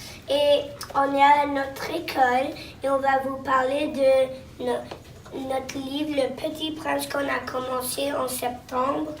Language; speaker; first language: French; non-native, local second language; English